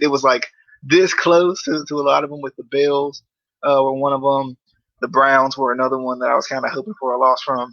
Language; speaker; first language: English; native; English